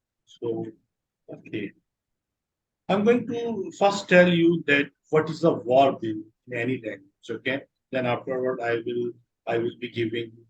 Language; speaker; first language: English; non-native, local second language; Urdu